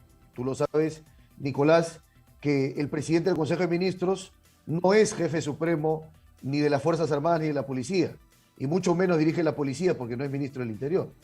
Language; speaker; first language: Spanish; native; Spanish